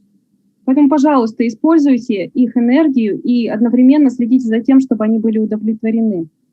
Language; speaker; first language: Russian; native; Russian